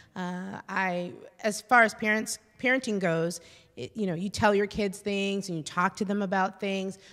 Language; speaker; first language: English; native; English